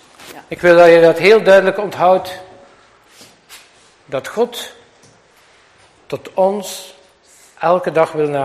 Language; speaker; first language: Dutch; native; Dutch